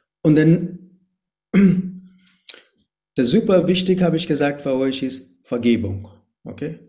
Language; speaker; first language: German; non-native, fluent; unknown